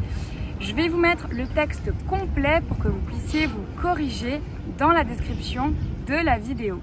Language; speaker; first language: French; native; French